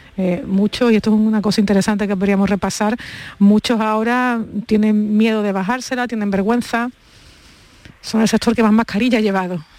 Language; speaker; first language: Spanish; native; Spanish